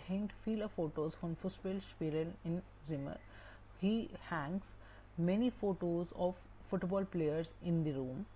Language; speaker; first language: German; non-native, fluent; Hindi